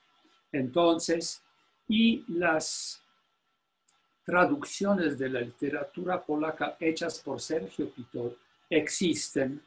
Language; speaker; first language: Spanish; non-native, fluent; Polish